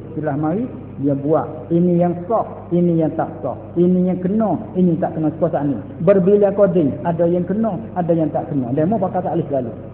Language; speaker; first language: Malay; native; Malay